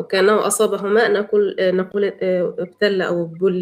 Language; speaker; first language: Arabic; native; Arabic